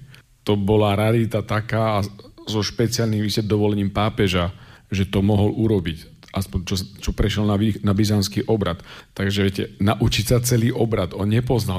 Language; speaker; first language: Slovak; native; Slovak